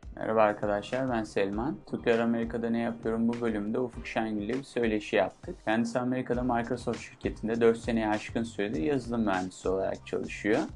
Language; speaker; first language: Turkish; native; Turkish